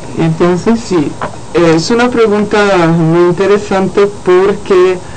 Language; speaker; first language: Spanish; non-native, fluent; Italian